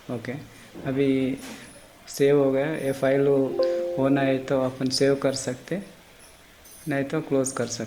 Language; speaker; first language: Hindi; non-native, local second language; Telugu